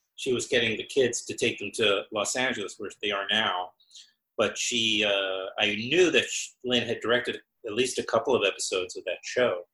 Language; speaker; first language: English; native; English